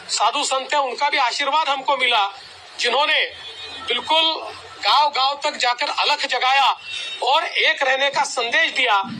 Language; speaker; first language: Hindi; non-native, local second language; Marathi